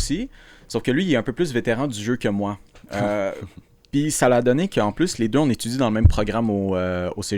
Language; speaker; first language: French; native; French